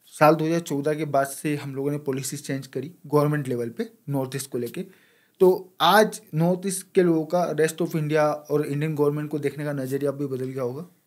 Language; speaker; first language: Hindi; native; Hindi